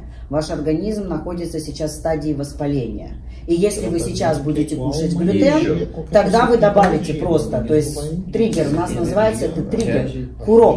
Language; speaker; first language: Russian; native; Russian